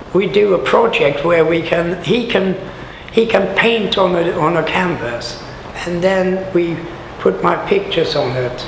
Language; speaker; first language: English; non-native, fluent; Swedish